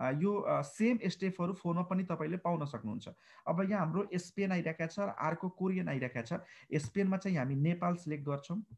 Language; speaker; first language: Nepali; non-native, local second language; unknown